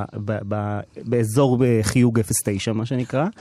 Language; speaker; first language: Hebrew; native; Hebrew